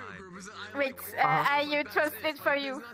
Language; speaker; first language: English; non-native, learner; French